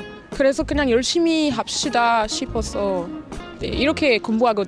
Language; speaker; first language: Korean; non-native, fluent; French